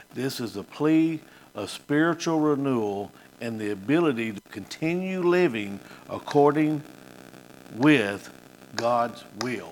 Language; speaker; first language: English; native; English